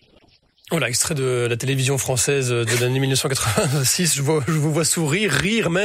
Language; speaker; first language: French; native; French